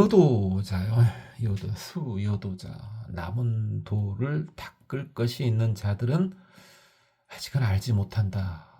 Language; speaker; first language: Korean; native; Korean